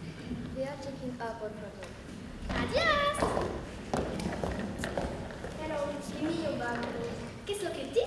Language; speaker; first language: Spanish; non-native, learner; French